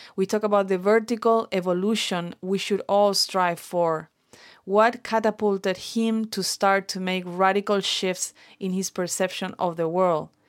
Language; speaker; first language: English; non-native, fluent; Spanish